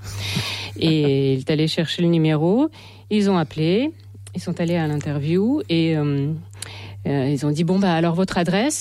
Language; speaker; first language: French; non-native, fluent; Russian